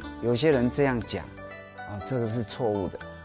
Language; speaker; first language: Chinese; native; Chinese